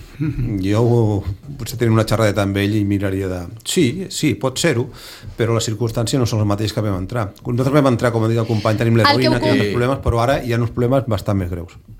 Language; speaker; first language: Catalan; native; Catalan